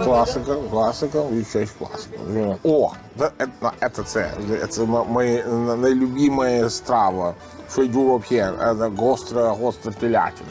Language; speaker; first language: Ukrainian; non-native, learner; Italian